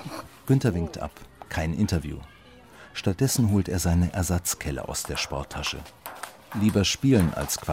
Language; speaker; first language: German; native; German